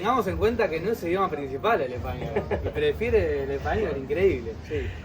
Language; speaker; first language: Spanish; native; Spanish